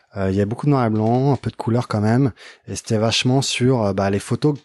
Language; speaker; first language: French; native; French